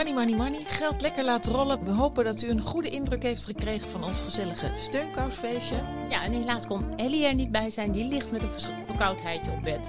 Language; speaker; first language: Dutch; native; Dutch